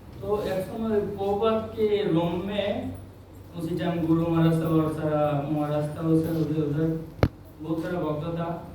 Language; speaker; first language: Hindi; non-native, local second language; Bangla